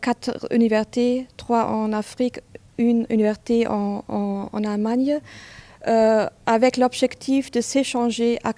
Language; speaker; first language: French; non-native, fluent; German